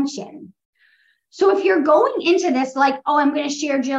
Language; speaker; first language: English; native; English